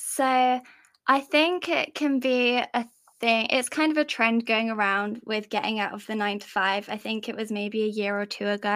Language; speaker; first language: English; native; English